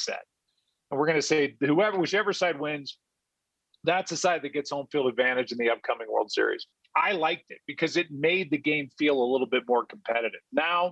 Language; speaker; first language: English; native; English